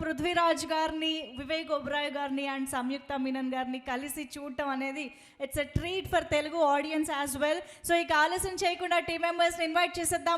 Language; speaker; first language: Telugu; native; Telugu